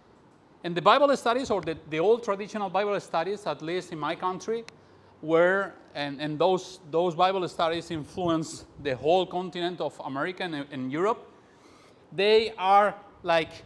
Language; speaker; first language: English; non-native, fluent; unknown